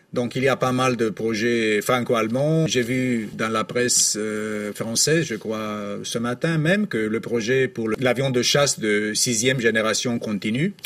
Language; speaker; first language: French; non-native, fluent; Romanian